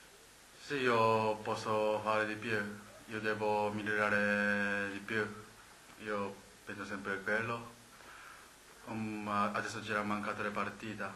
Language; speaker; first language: Italian; non-native, learner; Japanese